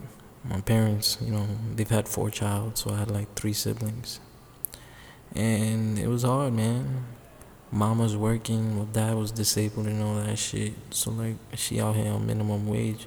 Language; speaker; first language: English; native; English